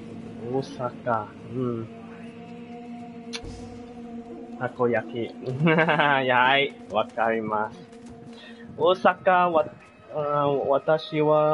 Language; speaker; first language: Japanese; non-native, learner; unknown